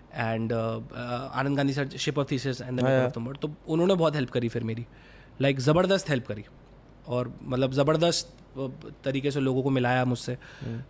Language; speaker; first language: Hindi; native; Hindi